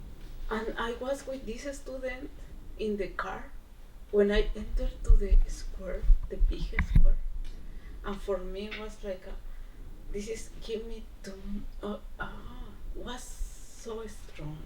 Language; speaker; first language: English; non-native, learner; Spanish